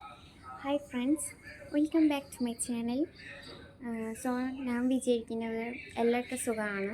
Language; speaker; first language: Malayalam; non-native, local second language; Bangla